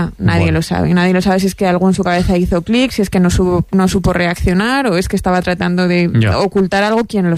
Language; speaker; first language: Spanish; native; Spanish